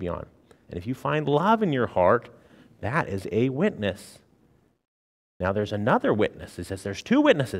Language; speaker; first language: English; native; English